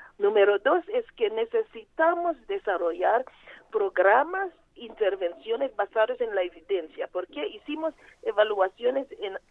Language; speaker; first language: Spanish; non-native, fluent; Portuguese